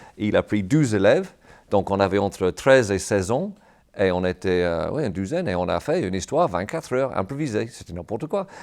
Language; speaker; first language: French; non-native, fluent; English